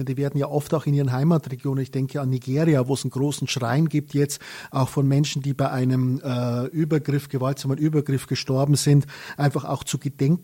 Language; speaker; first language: German; native; German